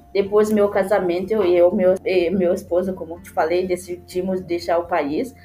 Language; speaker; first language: Portuguese; non-native, learner; Haitian Creole